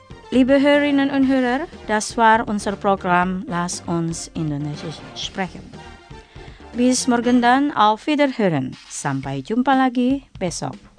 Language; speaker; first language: German; non-native, fluent; Indonesian